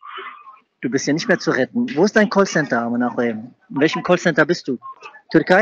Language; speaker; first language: German; native; German